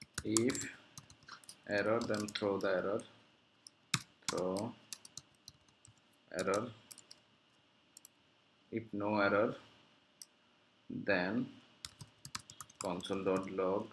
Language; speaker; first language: English; non-native, learner; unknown